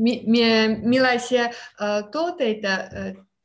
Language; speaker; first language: Finnish; non-native, learner; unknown